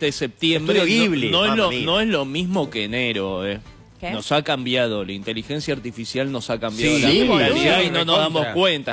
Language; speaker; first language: Spanish; native; Spanish